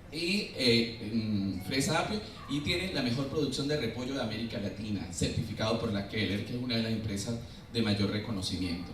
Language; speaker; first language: Spanish; native; Spanish